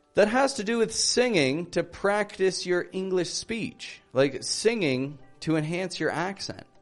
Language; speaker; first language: English; native; English